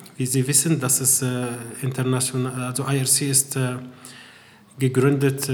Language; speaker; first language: German; non-native, fluent; Arabic